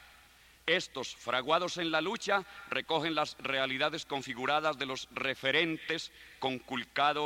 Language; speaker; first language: Spanish; native; Spanish